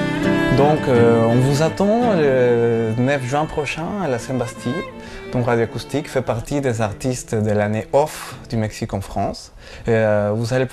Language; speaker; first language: French; non-native, fluent; Spanish